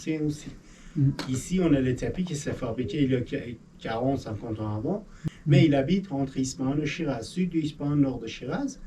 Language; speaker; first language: French; non-native, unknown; Persian